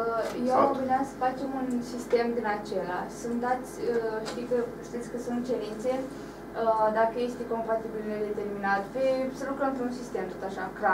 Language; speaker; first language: Romanian; native; Romanian